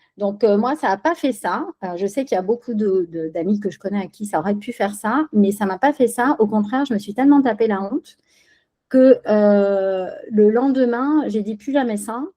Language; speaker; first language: French; early bilingual, other home language; Spanish